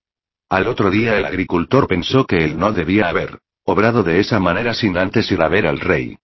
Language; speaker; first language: Spanish; native; Spanish